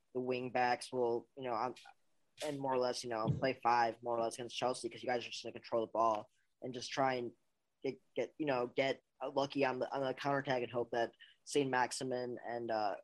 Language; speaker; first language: English; native; English